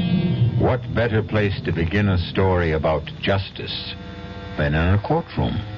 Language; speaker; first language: English; native; English